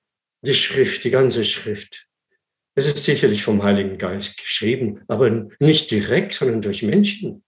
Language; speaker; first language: German; non-native, fluent; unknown